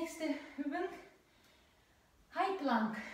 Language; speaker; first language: German; non-native, learner; Russian